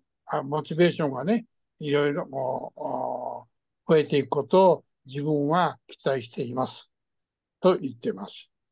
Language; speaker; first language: Japanese; early bilingual, heritage; Japanese